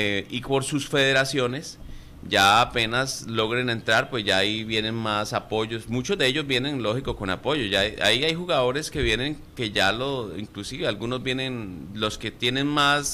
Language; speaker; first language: Spanish; native; Spanish